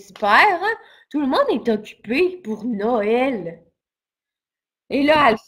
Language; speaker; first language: French; native; French